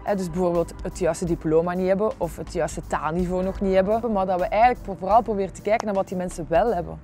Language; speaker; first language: Dutch; native; Dutch